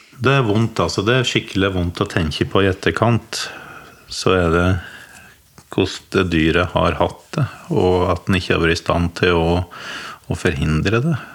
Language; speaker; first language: Norwegian; native; Norwegian